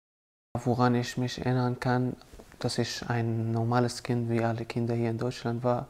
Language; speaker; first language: German; non-native, fluent; Arabic